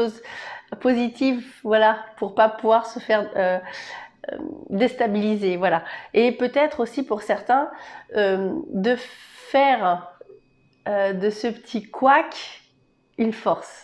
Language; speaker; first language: French; native; French